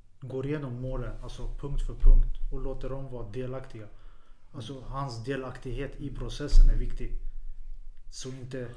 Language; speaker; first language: Swedish; early bilingual, other home language; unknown